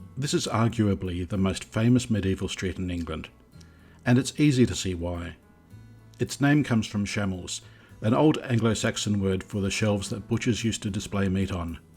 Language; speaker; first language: English; native; English